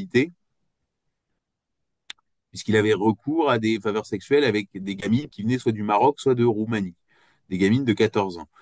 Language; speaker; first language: French; native; French